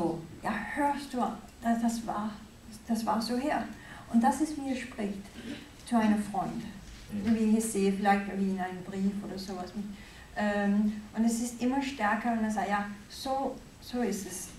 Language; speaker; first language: German; non-native, fluent; Danish